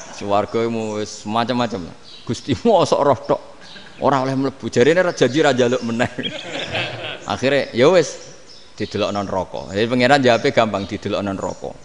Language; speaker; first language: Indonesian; non-native, local second language; Javanese